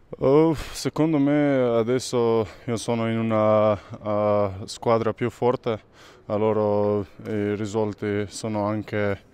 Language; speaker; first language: Italian; non-native, learner; Slovenian